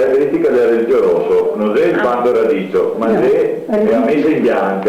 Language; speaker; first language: Italian; native; Italian